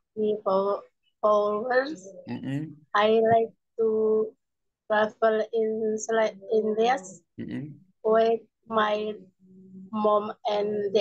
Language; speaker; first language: English; non-native, learner; Indonesian